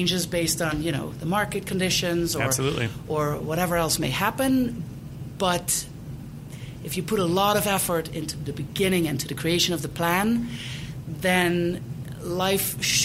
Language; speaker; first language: English; non-native, fluent; Dutch